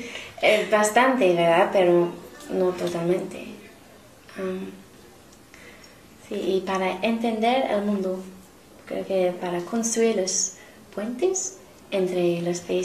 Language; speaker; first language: Spanish; non-native, learner; English